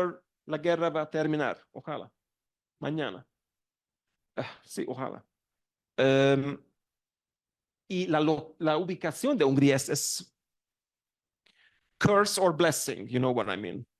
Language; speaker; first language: Spanish; non-native, learner; Hungarian